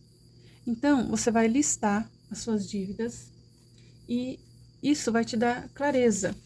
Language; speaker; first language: Portuguese; native; Portuguese